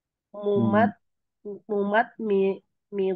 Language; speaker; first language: Arabic; non-native, learner; Indonesian